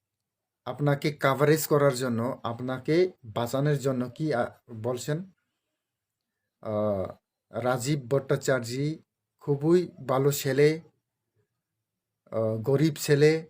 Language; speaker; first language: Bangla; non-native, local second language; Kok Borok